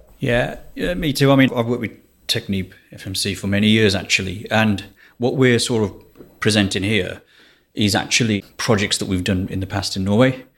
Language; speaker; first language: English; native; English